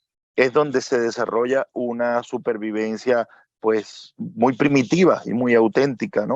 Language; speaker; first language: Spanish; native; Spanish